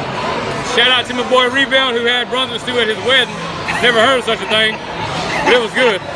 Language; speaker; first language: English; native; English